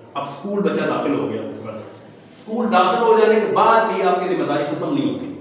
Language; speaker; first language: Urdu; non-native, local second language; Pahari-Potwari